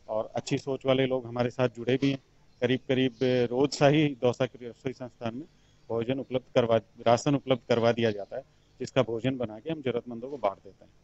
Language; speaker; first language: Hindi; native; Hindi